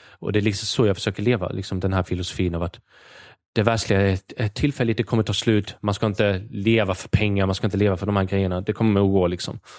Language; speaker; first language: Swedish; native; Swedish